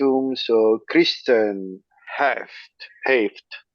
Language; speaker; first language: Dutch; non-native, learner; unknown